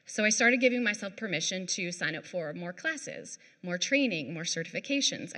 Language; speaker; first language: English; native; English